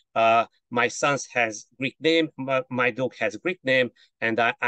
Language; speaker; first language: English; non-native, fluent; Hungarian